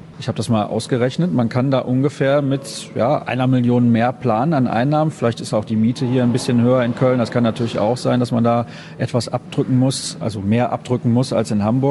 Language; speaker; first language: German; native; German